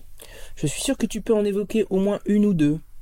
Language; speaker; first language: French; native; French